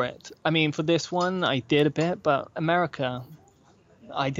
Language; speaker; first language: English; native; English